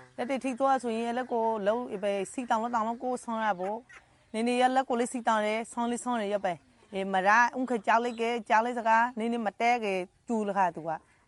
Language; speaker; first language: Burmese; native; Burmese